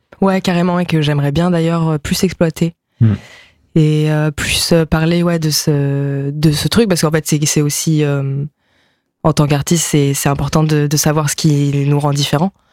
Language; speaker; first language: French; early bilingual, other home language; Japanese